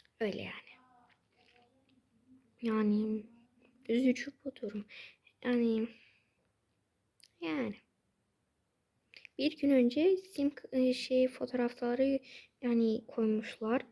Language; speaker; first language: Turkish; early bilingual, heritage; Turkish